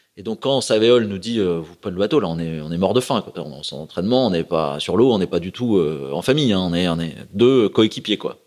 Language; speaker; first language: French; native; French